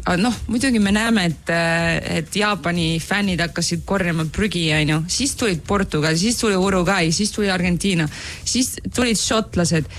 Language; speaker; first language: Estonian; native; Estonian